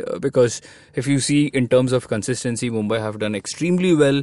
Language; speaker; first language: English; non-native, local second language; Hindi